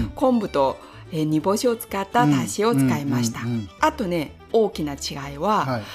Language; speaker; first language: Japanese; non-native, fluent; Korean